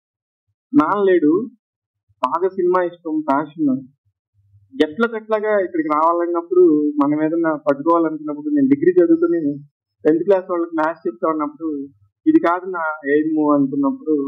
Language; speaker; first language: Telugu; native; Telugu